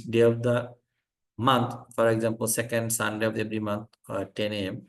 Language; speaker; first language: English; non-native, local second language; Bangla